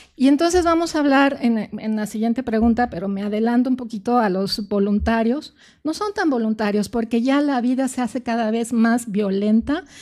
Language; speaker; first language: Spanish; native; Spanish